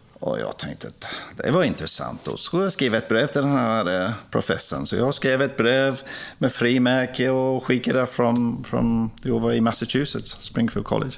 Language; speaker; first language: Swedish; non-native, fluent; English